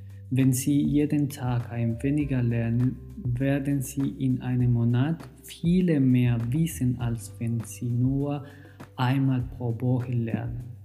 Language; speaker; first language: German; non-native, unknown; Spanish